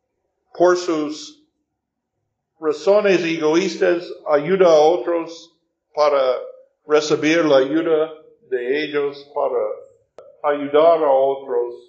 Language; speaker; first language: Spanish; non-native, fluent; English